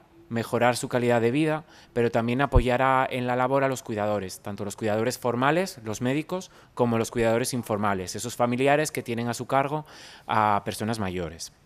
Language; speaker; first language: Spanish; native; Spanish